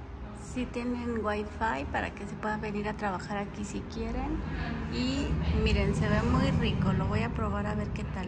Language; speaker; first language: Spanish; native; Spanish